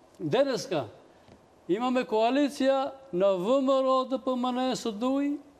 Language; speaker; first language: Macedonian; non-native, local second language; Albanian